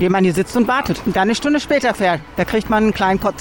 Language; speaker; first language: German; native; German